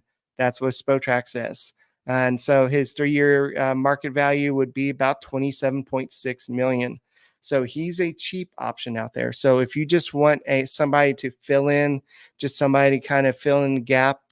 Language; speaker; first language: English; native; English